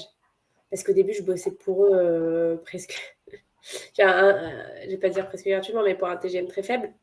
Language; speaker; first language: French; native; French